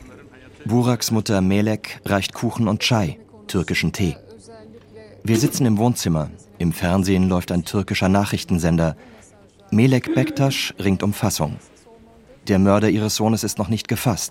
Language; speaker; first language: German; native; German